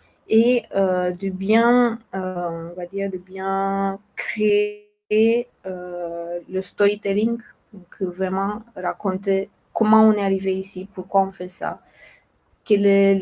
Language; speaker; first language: French; non-native, fluent; Romanian